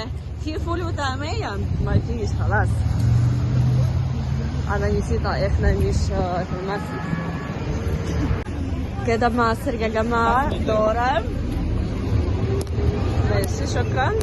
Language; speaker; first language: Arabic; non-native, learner; Russian